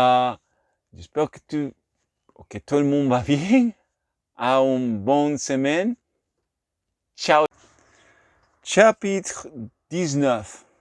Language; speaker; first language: French; non-native, learner; Spanish